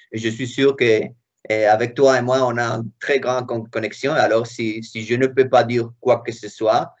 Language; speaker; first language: French; non-native, fluent; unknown